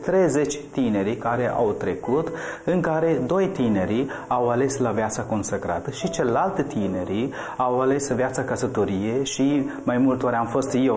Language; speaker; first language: Romanian; non-native, learner; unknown